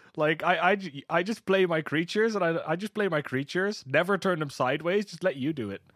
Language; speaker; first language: English; non-native, fluent; Hebrew